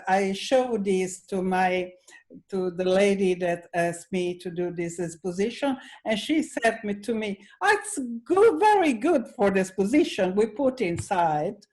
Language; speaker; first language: English; non-native, learner; Italian